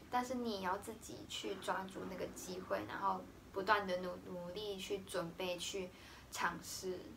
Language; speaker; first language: Chinese; native; Chinese